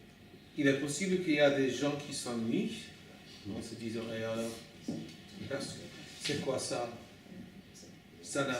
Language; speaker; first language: French; non-native, fluent; English